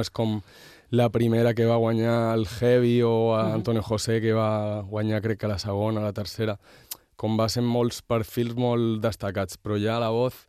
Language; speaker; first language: Catalan; native; Catalan